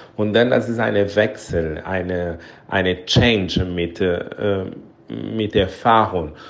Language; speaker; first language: German; non-native, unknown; Portuguese